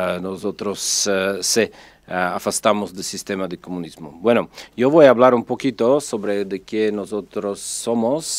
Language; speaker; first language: Spanish; non-native, fluent; Czech